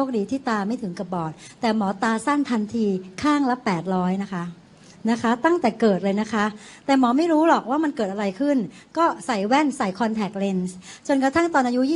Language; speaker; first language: Thai; native; Thai